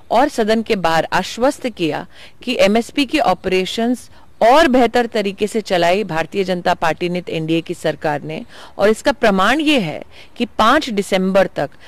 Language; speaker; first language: Hindi; native; Hindi